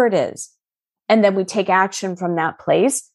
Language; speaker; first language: English; native; English